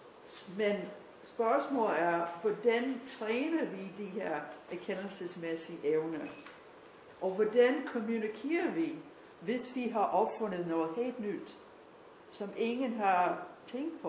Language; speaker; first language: Danish; non-native, fluent; English